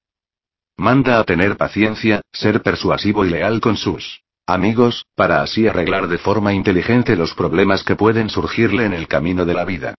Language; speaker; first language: Spanish; native; Spanish